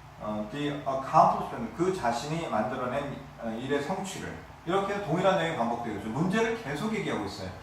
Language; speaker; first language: Korean; native; Korean